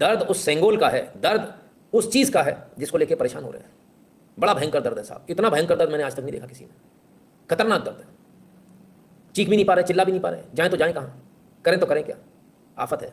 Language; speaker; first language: Hindi; native; Hindi